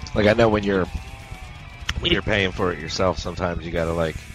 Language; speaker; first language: English; native; English